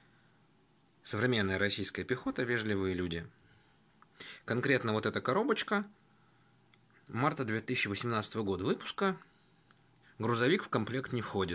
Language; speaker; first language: Russian; native; Russian